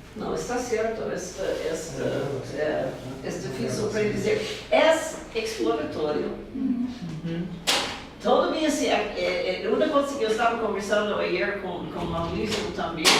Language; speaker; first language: Spanish; non-native, fluent; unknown